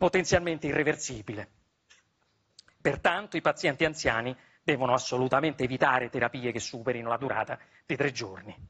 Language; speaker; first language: Italian; native; Italian